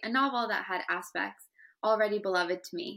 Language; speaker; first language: English; native; English